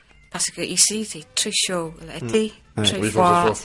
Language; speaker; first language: French; non-native, learner; English